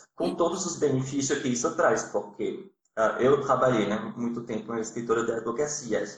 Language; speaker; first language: Portuguese; non-native, fluent; French